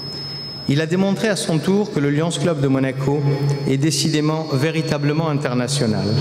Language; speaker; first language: French; native; French